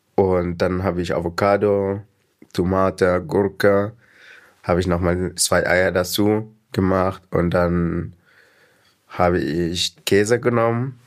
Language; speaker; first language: German; non-native, fluent; Arabic